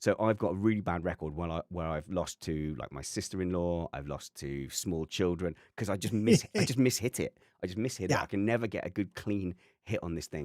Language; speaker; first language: English; native; English